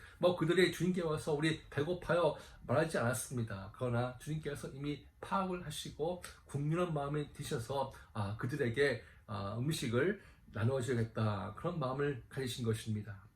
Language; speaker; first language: Korean; native; Korean